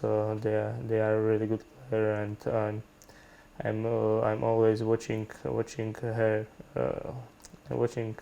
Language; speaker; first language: English; non-native, learner; Slovak